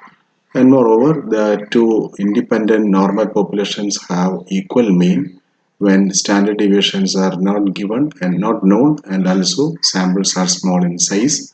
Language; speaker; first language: English; non-native, local second language; Malayalam